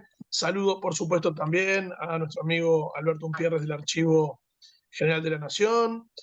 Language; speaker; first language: Spanish; native; Spanish